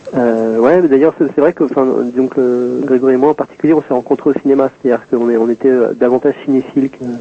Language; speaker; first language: French; native; French